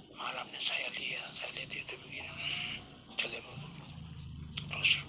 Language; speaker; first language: Indonesian; non-native, local second language; Tetum